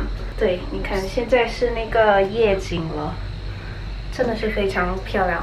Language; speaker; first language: Chinese; early bilingual, heritage; Chinese